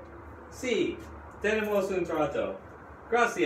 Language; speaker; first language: Spanish; non-native, learner; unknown